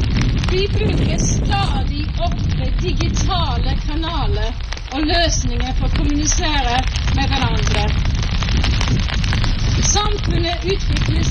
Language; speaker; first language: Norwegian; non-native, fluent; English